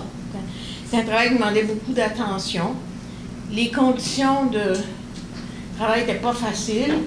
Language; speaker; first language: French; native; French